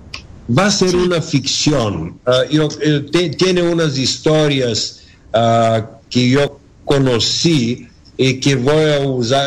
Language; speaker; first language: Spanish; non-native, learner; Bulgarian